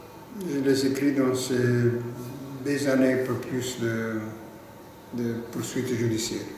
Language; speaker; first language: French; non-native, fluent; Italian